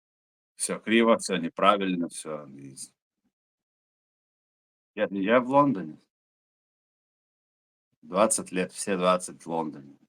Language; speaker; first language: Russian; native; Russian